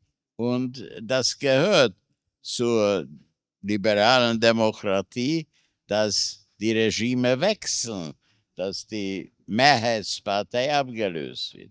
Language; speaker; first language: German; non-native, fluent; Hungarian